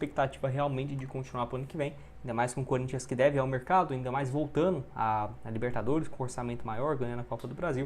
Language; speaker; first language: Portuguese; native; Portuguese